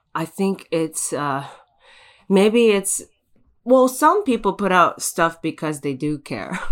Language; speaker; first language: English; early bilingual, other home language; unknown